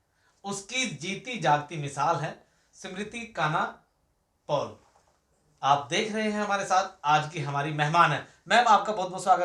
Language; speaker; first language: Hindi; native; Hindi